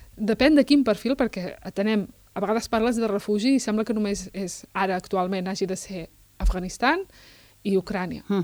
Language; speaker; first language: Catalan; early bilingual, other home language; Berber languages